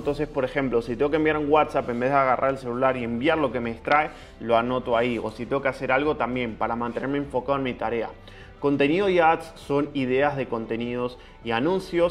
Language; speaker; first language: Spanish; native; Spanish